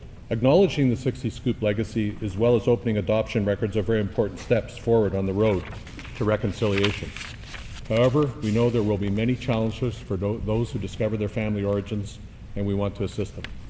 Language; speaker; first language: English; native; English